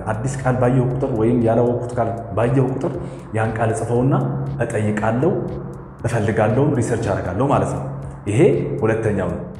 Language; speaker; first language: Amharic; non-native, fluent; Arabic